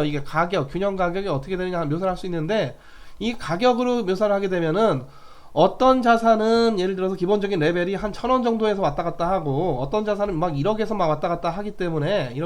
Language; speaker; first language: Korean; native; Korean